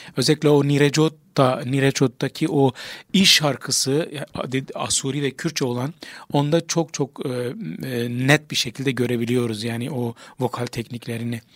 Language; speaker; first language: Turkish; non-native, local second language; Kurdish